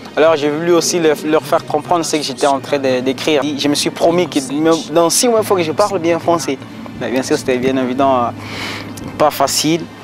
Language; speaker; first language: French; non-native, fluent; Portuguese